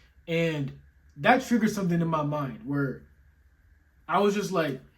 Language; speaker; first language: English; native; English